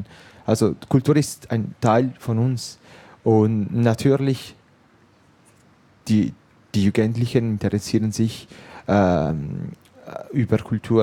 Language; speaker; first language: German; non-native, local second language; Italian